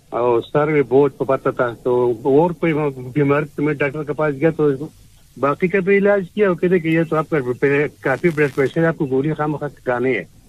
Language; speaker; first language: Urdu; non-native, local second language; Punjabi